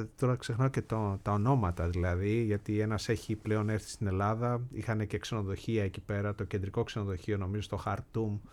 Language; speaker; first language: Greek; native; Greek